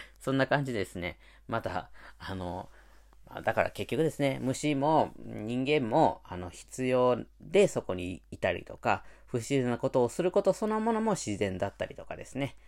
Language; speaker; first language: Japanese; native; Japanese